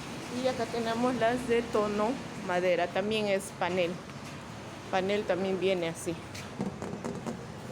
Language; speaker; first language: Spanish; native; Spanish